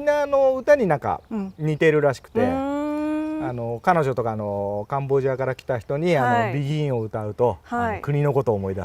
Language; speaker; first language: Japanese; native; Japanese